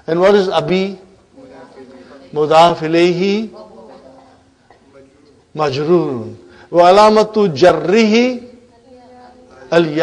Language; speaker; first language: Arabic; non-native, fluent; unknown